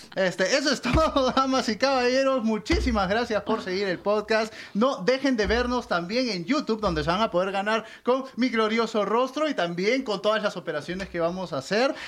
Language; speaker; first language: Spanish; native; Spanish